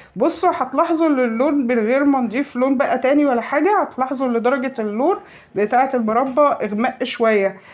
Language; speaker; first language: Arabic; native; Arabic